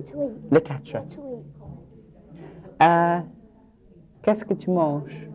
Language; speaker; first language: French; non-native, learner; English